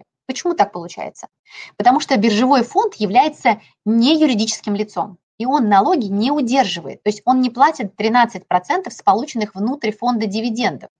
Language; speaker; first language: Russian; native; Russian